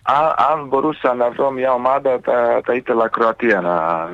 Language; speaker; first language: Greek; non-native, fluent; Serbian